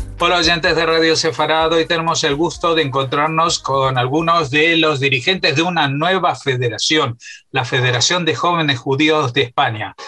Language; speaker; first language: Spanish; native; Spanish